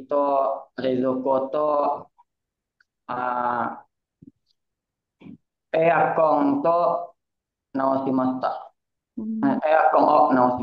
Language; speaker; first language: Japanese; non-native, learner; Indonesian